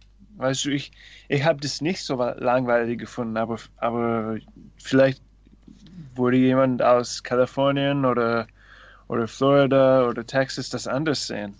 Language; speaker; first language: German; non-native, fluent; English